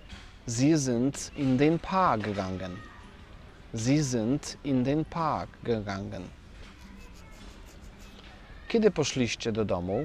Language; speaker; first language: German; non-native, fluent; Polish